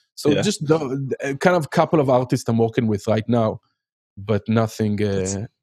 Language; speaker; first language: English; non-native, fluent; Hebrew